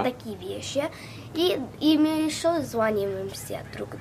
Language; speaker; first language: Russian; early bilingual, heritage; Russian